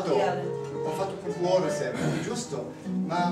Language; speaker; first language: Italian; non-native, learner; German